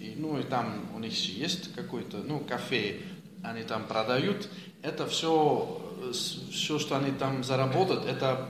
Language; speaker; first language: Russian; non-native, fluent; Dutch